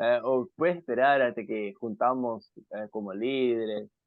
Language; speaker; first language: Spanish; non-native, fluent; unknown